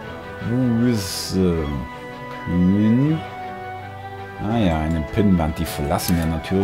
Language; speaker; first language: German; native; German